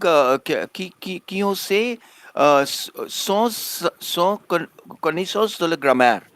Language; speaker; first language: French; non-native, fluent; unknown